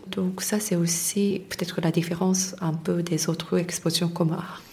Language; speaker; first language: French; non-native, fluent; Japanese